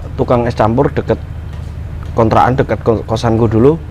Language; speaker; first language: Indonesian; native; Indonesian